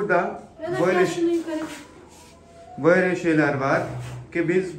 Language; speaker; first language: Turkish; non-native, learner; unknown